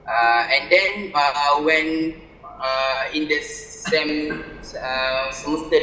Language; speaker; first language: English; non-native, local second language; Malay